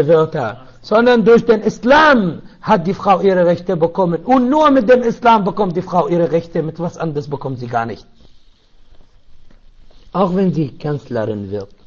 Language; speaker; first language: German; non-native, learner; Arabic